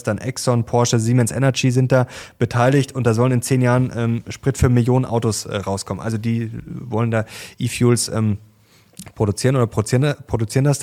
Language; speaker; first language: German; native; German